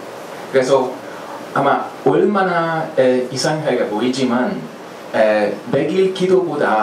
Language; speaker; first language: Korean; non-native, fluent; Hungarian